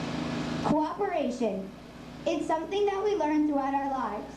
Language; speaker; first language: English; native; English